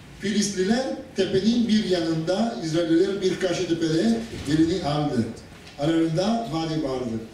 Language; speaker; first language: Turkish; non-native, fluent; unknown